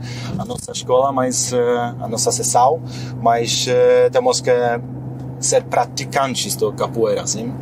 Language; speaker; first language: Portuguese; non-native, fluent; Polish